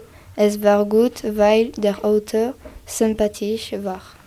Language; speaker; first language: German; non-native, learner; French